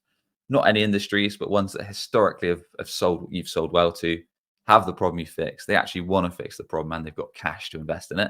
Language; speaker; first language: English; native; English